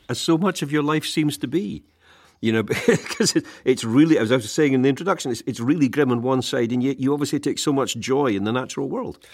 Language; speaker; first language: English; native; English